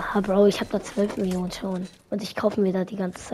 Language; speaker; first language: German; native; German